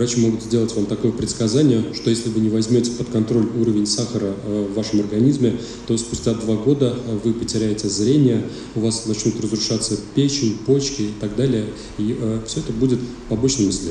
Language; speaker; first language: Russian; native; Russian